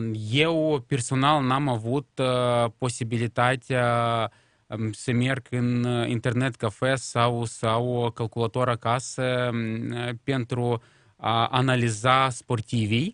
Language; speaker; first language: Romanian; non-native, local second language; Russian